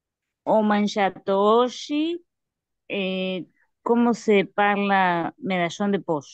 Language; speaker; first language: Italian; non-native, learner; Spanish